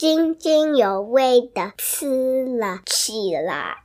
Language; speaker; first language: Chinese; early bilingual, heritage; Chinese